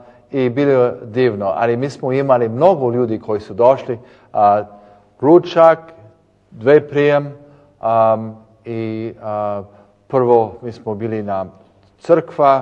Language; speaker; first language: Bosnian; early bilingual, heritage; English